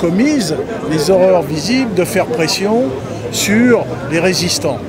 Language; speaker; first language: French; native; French